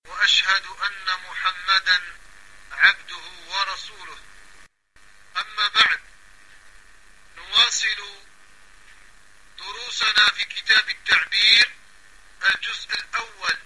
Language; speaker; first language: Arabic; non-native, fluent; French